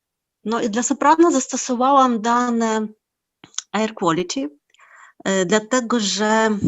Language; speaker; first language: Polish; non-native, fluent; Ukrainian